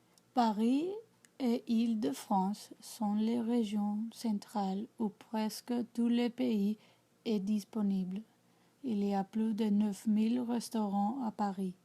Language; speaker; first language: French; non-native, learner; English